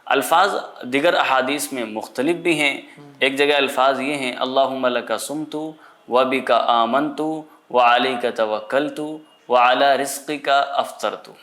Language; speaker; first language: Urdu; native; Urdu